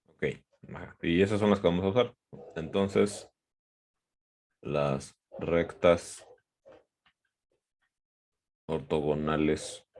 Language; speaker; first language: Spanish; native; Spanish